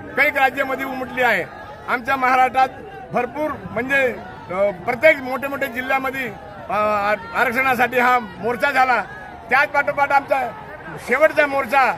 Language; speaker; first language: Marathi; non-native, local second language; Lambadi